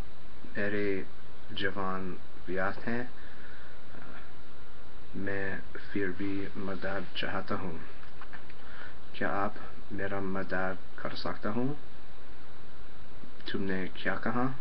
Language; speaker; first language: Hindi; non-native, learner; English